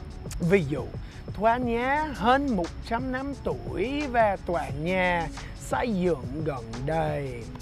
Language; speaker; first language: Vietnamese; early bilingual, heritage; English